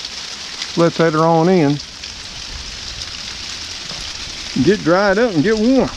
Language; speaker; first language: English; native; English